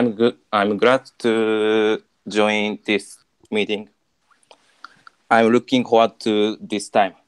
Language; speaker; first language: English; non-native, learner; Japanese